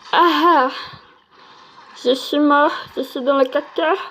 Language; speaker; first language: French; native; French